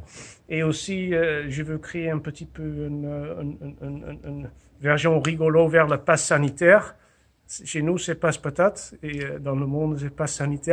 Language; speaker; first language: French; non-native, fluent; Dutch